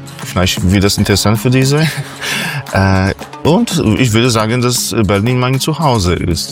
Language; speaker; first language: German; non-native, fluent; Polish